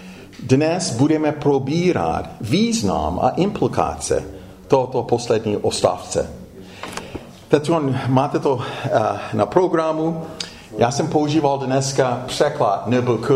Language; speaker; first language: Czech; non-native, fluent; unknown